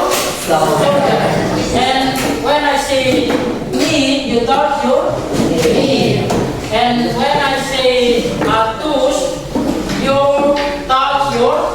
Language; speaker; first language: English; non-native, learner; Indonesian